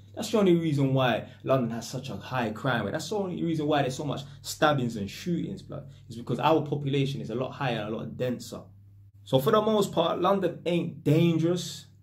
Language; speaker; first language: English; native; English